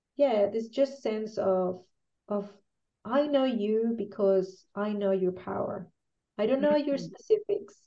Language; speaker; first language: English; non-native, fluent; Spanish